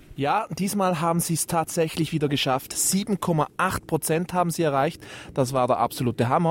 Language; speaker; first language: German; native; German